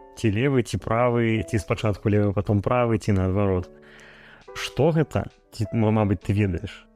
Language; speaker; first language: Belarusian; non-native, local second language; Russian